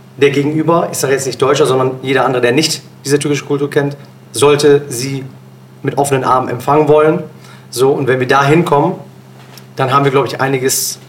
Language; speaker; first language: German; early bilingual, other home language; Turkish